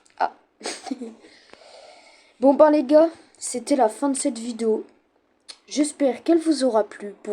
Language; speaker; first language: French; native; French